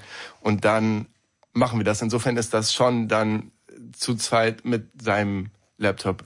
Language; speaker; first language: German; native; German